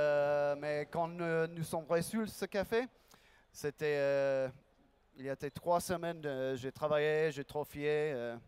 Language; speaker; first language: French; non-native, learner; English